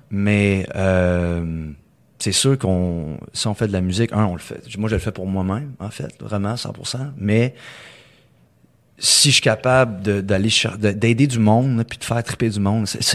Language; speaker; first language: French; early bilingual, heritage; French